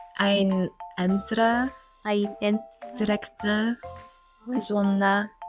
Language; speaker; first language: German; non-native, learner; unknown